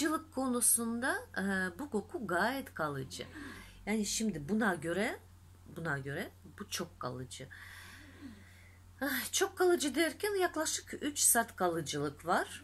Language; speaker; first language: Turkish; non-native, fluent; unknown